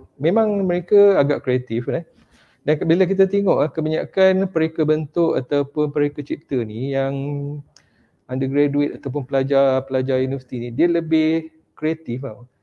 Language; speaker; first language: Malay; native; Malay